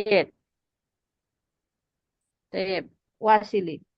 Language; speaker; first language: Arabic; non-native, fluent; Indonesian